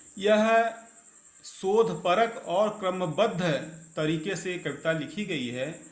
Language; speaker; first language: Hindi; native; Hindi